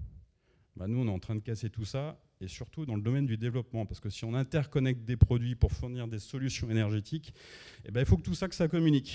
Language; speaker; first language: French; native; French